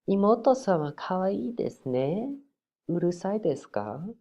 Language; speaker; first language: Japanese; non-native, fluent; English